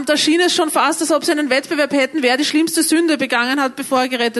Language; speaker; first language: German; native; German